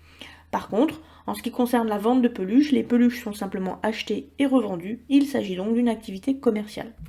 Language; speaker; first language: French; native; French